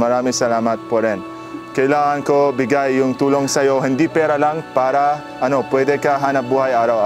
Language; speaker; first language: Filipino; non-native, learner; Arabic